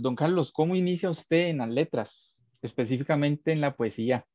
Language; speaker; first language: Spanish; native; Spanish